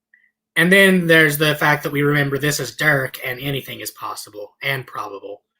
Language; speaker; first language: English; native; English